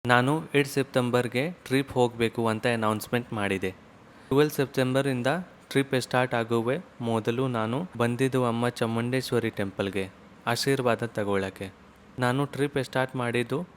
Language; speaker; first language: Kannada; non-native, learner; Hindi